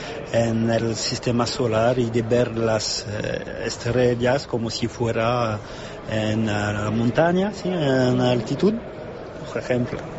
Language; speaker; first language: Spanish; non-native, fluent; French